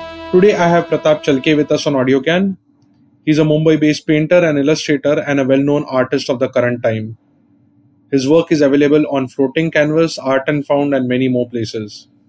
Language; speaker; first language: English; non-native, local second language; Marathi